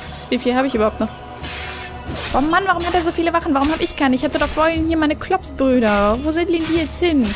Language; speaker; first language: German; native; German